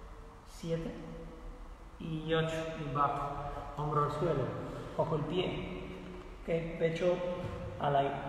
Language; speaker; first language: Spanish; non-native, fluent; Italian